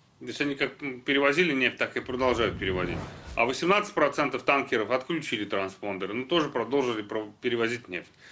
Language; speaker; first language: Russian; native; Russian